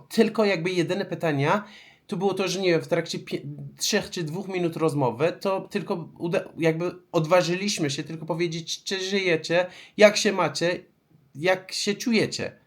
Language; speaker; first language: Polish; non-native, fluent; Persian